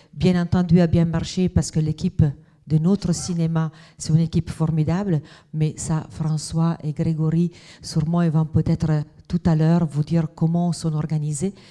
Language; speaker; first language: French; non-native, fluent; Italian